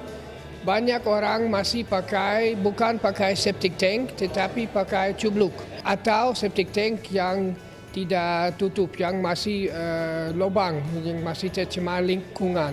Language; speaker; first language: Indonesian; non-native, learner; English